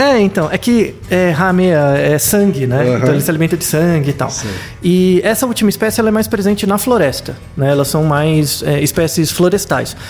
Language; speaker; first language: Portuguese; native; Portuguese